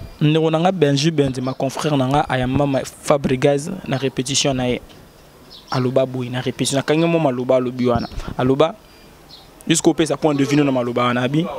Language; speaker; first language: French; non-native, local second language; Lingala